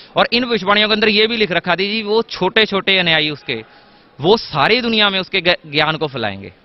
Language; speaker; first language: Hindi; native; Hindi